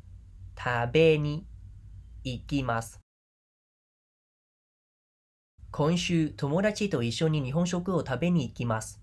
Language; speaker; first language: Japanese; non-native, fluent; Khmer